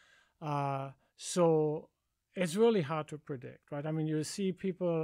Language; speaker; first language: English; non-native, fluent; German